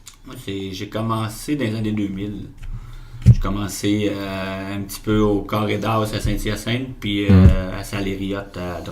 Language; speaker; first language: French; native; French